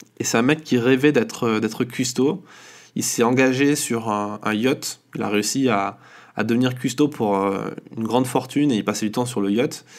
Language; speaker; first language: French; native; French